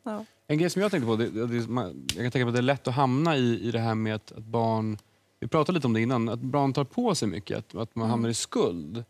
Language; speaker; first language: Swedish; native; Swedish